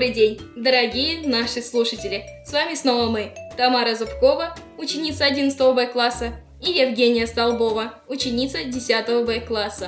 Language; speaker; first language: Russian; native; Russian